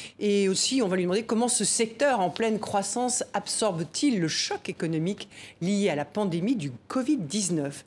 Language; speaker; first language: French; native; French